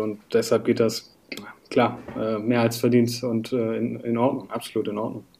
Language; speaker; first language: German; native; German